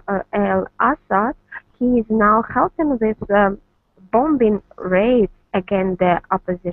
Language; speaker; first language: English; non-native, learner; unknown